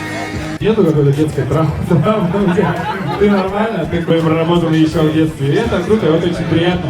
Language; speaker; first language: Russian; native; Russian